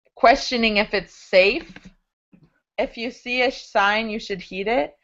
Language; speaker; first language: English; native; English